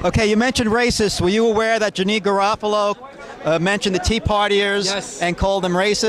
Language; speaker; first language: English; native; English